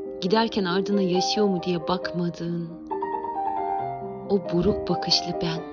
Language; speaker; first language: Turkish; native; Turkish